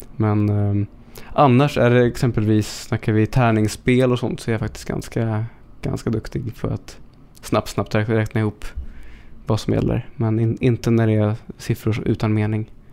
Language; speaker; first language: Swedish; native; Swedish